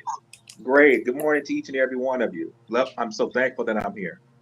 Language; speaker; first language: English; native; English